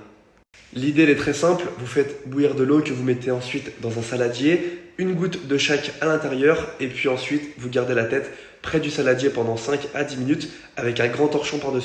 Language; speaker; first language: French; native; French